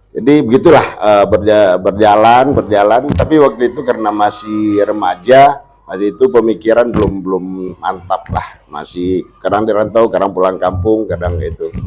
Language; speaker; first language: Indonesian; non-native, local second language; Minangkabau